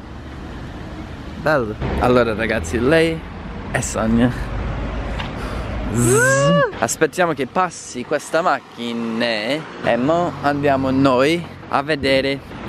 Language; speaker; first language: Italian; non-native, fluent; English